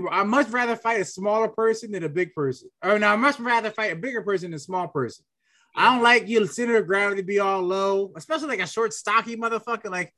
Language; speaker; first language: English; native; English